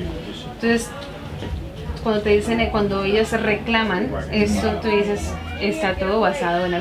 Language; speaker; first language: Spanish; native; Spanish